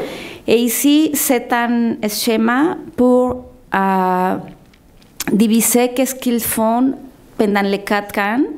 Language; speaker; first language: French; non-native, fluent; Spanish